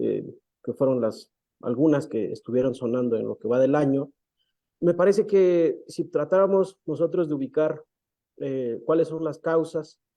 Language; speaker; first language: Spanish; native; Spanish